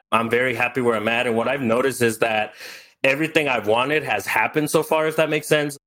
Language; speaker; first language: English; early bilingual, other home language; Spanish